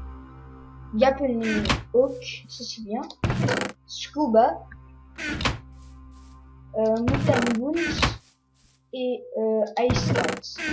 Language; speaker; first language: French; non-native, learner; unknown